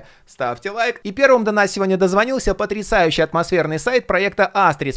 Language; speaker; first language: Russian; native; Russian